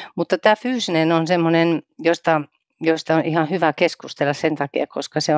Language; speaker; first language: Finnish; native; Finnish